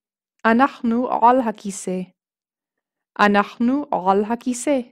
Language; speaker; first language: Hebrew; non-native, fluent; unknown